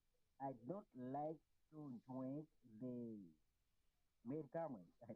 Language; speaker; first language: English; non-native, learner; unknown